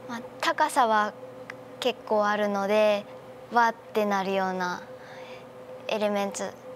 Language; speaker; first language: Japanese; native; Japanese